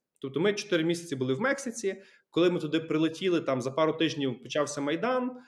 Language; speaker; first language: Ukrainian; native; Ukrainian